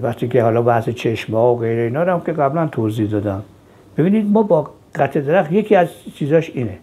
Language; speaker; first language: Persian; native; Persian